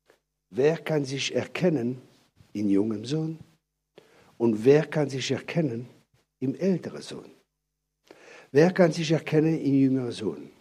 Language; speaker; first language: German; non-native, fluent; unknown